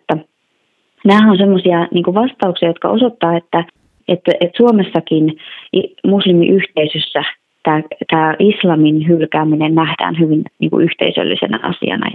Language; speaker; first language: Finnish; native; Finnish